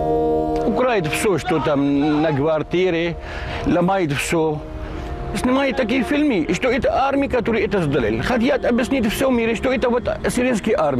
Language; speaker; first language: Russian; non-native, learner; Arabic